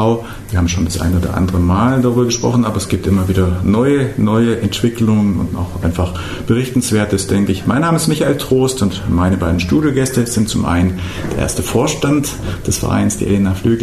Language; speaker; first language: German; native; German